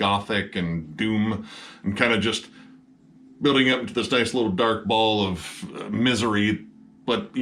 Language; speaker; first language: English; native; English